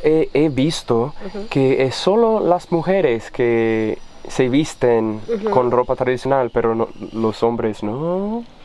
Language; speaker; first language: Spanish; non-native, fluent; English